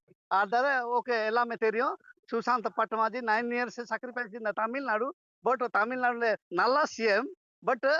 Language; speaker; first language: Tamil; non-native, learner; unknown